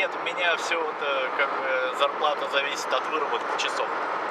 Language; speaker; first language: Russian; native; Russian